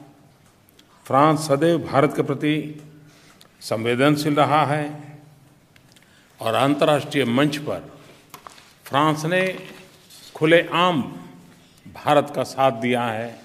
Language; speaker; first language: Hindi; non-native, local second language; Gujarati